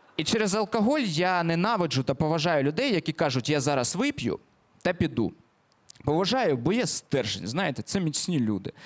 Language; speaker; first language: Ukrainian; non-native, local second language; Russian